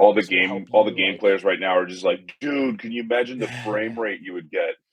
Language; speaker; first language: English; native; English